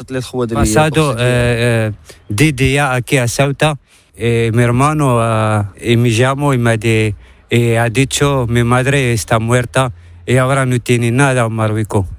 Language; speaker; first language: Spanish; non-native, learner; Arabic